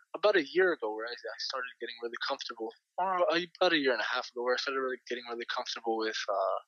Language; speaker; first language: English; native; English